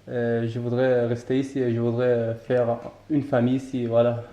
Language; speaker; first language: French; non-native, learner; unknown